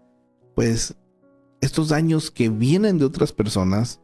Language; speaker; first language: Spanish; native; Spanish